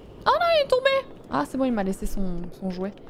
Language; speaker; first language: French; native; French